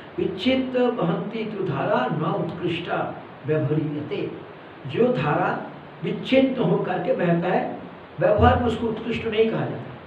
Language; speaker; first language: Hindi; non-native, local second language; Malayalam